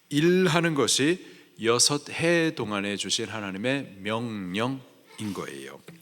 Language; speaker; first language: Korean; native; Korean